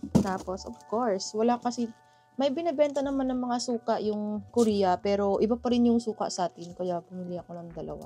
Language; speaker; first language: Filipino; native; Filipino